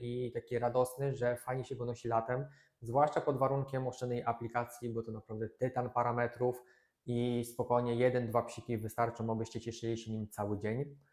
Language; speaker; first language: Polish; native; Polish